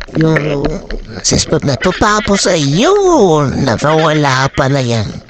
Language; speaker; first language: Filipino; non-native, local second language; Waray